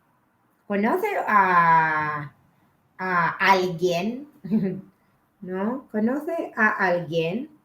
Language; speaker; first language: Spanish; non-native, learner; Filipino